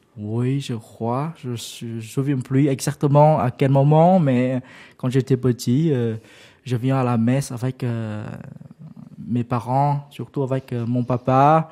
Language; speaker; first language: French; non-native, fluent; Vietnamese